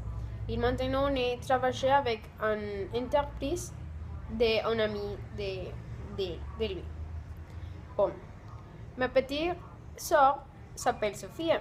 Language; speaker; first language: French; non-native, learner; Spanish